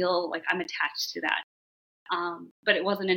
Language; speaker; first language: English; native; English